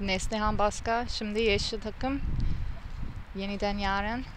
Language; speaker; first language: Turkish; non-native, fluent; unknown